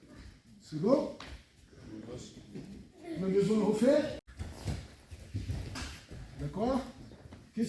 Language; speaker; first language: French; non-native, fluent; Portuguese